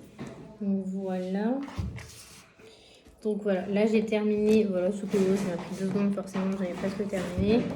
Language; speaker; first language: French; native; French